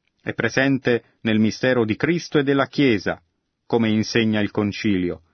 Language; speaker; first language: Italian; native; Italian